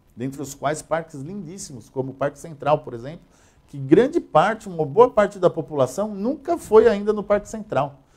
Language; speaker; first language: Portuguese; native; Portuguese